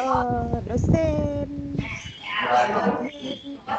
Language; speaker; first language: English; non-native, learner; Vietnamese